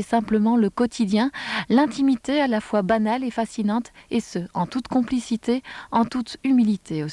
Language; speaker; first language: French; native; French